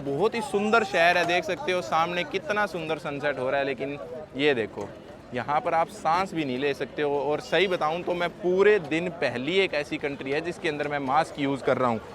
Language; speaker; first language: Hindi; native; Hindi